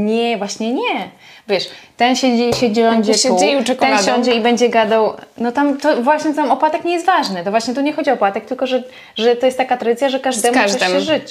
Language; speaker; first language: Polish; native; Polish